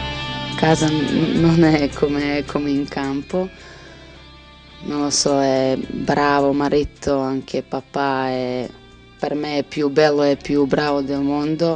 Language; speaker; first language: Italian; non-native, learner; Serbian